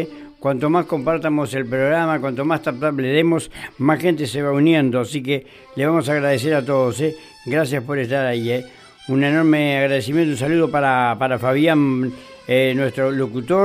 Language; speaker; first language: Spanish; native; Spanish